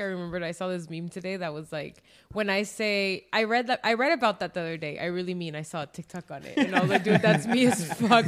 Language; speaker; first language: English; early bilingual, other home language; Spanish